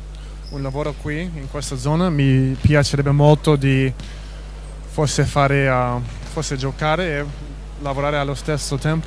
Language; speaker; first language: Italian; non-native, fluent; English